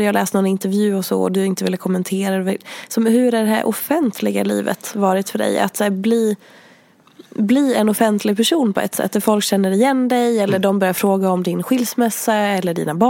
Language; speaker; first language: Swedish; native; Swedish